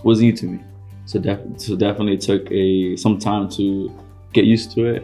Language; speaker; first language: English; early bilingual, other home language; Spanish